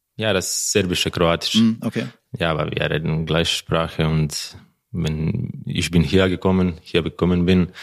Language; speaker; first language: German; non-native, learner; Croatian